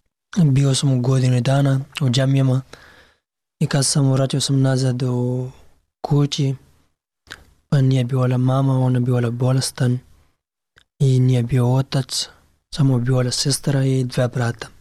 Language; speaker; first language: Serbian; non-native, learner; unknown